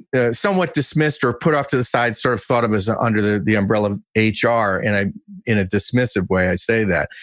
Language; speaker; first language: English; native; English